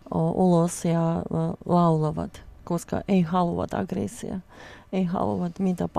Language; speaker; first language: Finnish; non-native, learner; Russian